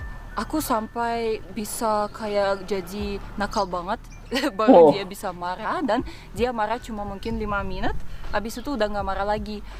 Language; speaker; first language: Indonesian; non-native, fluent; Russian